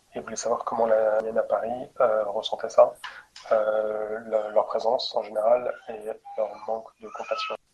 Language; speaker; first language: French; native; French